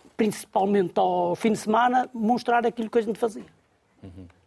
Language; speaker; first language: Portuguese; native; Portuguese